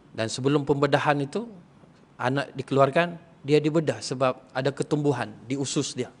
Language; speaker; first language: Malay; non-native, local second language; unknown